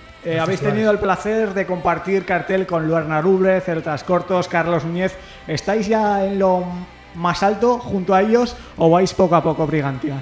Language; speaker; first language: Spanish; native; Spanish